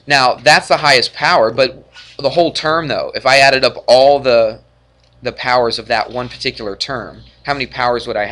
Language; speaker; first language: English; native; English